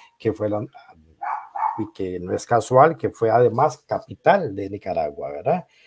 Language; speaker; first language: Spanish; native; Spanish